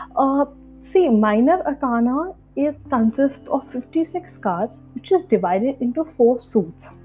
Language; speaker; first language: English; non-native, local second language; Hindi